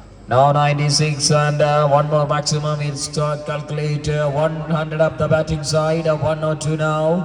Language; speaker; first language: English; non-native, local second language; Malayalam